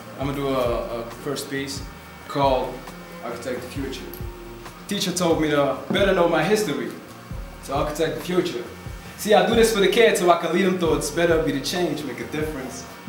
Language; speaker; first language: English; non-native, fluent; Dutch